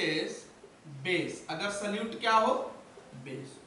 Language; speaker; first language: Hindi; native; Hindi